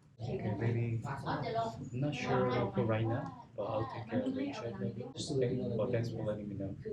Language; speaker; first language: English; non-native, learner; Korean